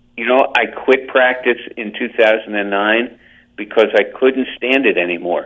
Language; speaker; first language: English; native; English